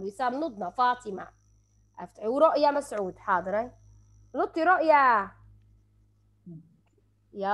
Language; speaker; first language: Arabic; native; Arabic